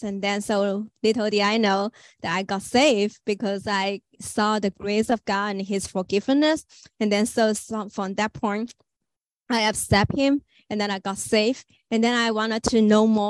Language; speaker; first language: English; non-native, fluent; Chinese